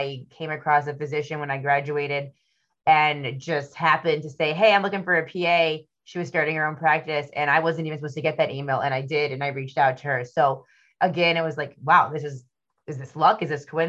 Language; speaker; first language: English; native; English